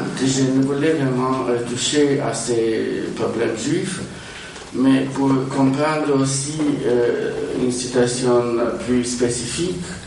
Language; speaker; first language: French; non-native, fluent; Romanian